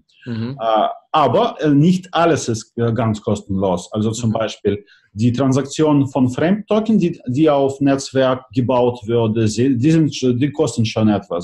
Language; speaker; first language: German; non-native, fluent; Russian